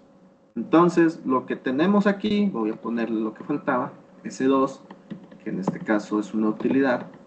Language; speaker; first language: Spanish; native; Spanish